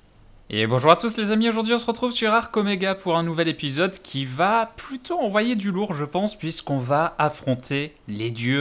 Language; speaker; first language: French; native; French